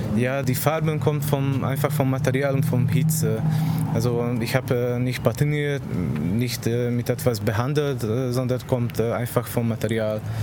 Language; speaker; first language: German; non-native, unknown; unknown